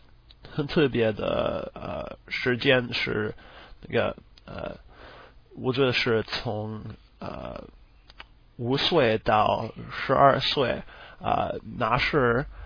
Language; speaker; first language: Chinese; non-native, learner; English